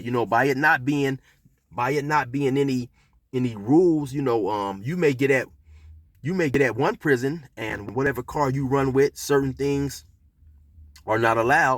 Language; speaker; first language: English; native; English